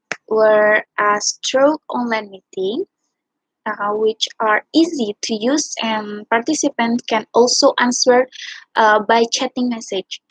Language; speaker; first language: English; non-native, learner; Indonesian